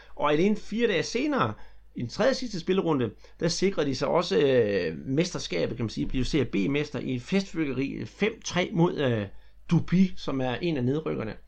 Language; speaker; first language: Danish; native; Danish